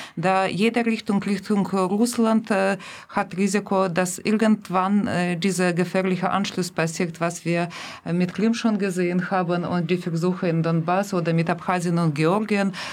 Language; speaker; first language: German; non-native, fluent; Russian